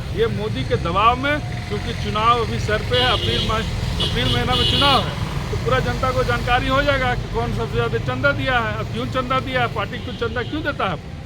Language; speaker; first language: Hindi; native; Hindi